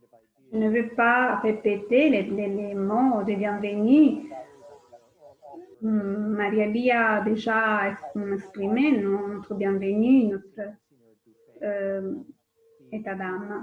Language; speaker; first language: French; non-native, fluent; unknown